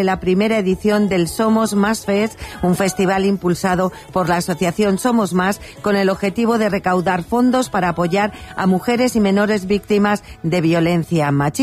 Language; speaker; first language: Spanish; native; Spanish